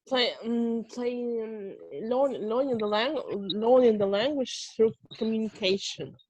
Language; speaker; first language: English; non-native, fluent; Russian